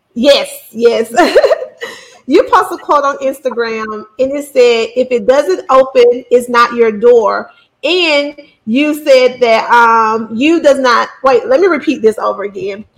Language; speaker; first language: English; native; English